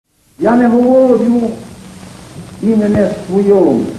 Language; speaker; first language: Ukrainian; native; Ukrainian